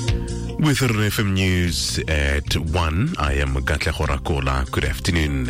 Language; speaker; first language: English; non-native, local second language; Tswana